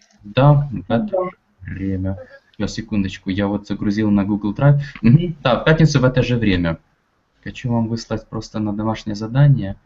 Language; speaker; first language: Russian; native; Russian